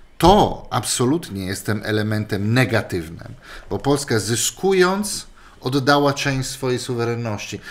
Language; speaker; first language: Polish; non-native, fluent; Italian